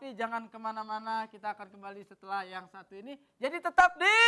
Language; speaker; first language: Indonesian; native; Indonesian